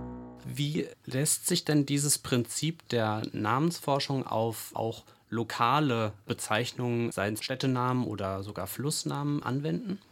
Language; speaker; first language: German; native; German